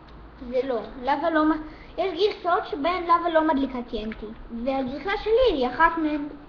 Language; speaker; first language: Hebrew; early bilingual, other home language; Russian